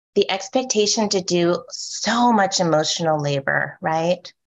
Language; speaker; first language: English; native; English